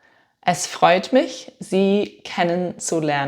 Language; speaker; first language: German; non-native, fluent; English